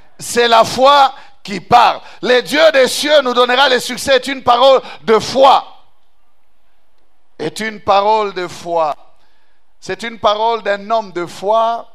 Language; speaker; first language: French; non-native, local second language; Swahili